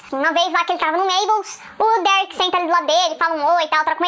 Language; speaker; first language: Portuguese; native; Portuguese